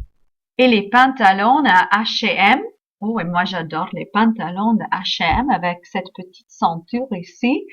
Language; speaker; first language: French; non-native, fluent; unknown